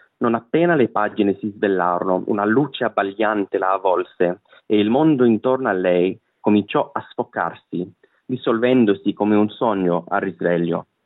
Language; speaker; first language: Italian; non-native, fluent; English